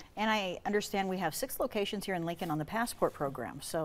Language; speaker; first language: English; native; English